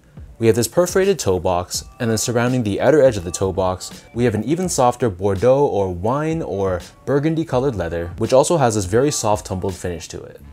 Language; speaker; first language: English; native; English